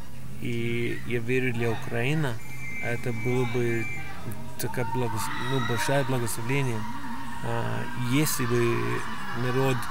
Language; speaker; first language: Russian; non-native, fluent; English